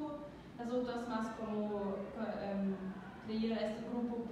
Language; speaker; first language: Spanish; non-native, learner; German